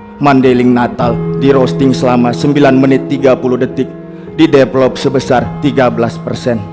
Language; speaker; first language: Indonesian; native; Indonesian